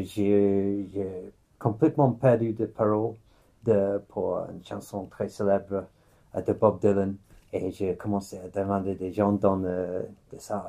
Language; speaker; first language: French; non-native, fluent; English